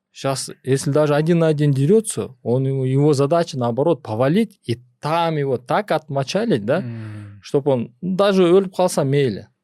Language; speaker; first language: Russian; non-native, local second language; Kyrgyz